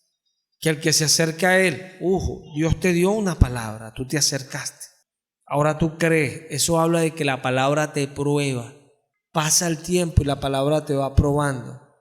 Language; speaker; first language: Spanish; native; Spanish